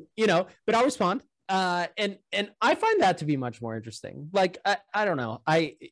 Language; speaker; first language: English; native; English